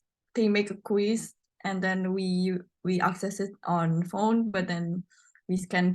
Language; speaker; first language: English; non-native, learner; Indonesian